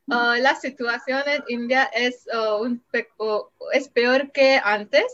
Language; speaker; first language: Spanish; non-native, learner; Marathi